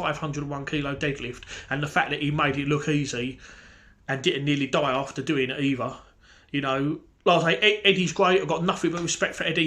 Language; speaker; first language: English; native; English